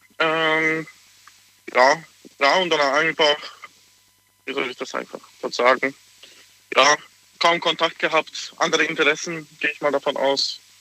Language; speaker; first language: German; non-native, fluent; Hungarian